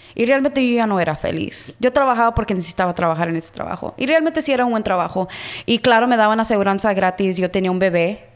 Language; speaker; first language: Spanish; early bilingual, heritage; Spanish